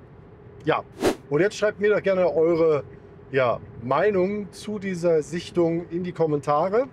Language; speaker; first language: German; native; German